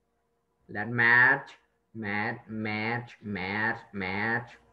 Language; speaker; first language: English; non-native, fluent; Vietnamese